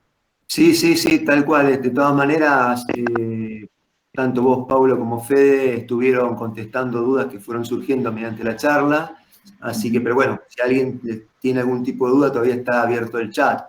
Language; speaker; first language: Spanish; native; Spanish